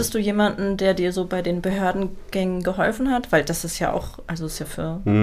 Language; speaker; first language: German; native; German